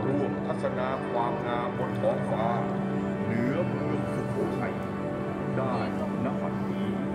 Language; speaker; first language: Thai; native; Thai